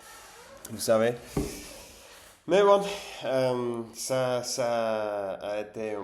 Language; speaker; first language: French; non-native, learner; English